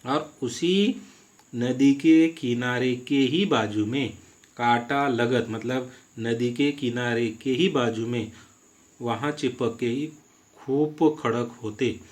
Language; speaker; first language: Hindi; non-native, local second language; Marathi